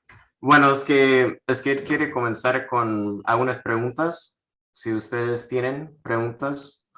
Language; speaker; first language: Spanish; non-native, fluent; English